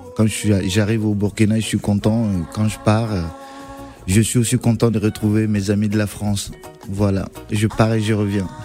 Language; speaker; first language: French; non-native, local second language; Dyula